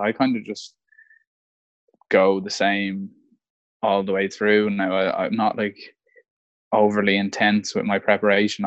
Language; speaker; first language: English; native; English